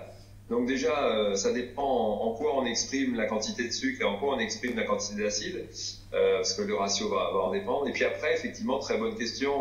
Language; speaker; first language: French; native; French